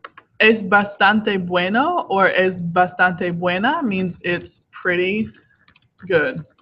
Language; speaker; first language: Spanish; non-native, fluent; English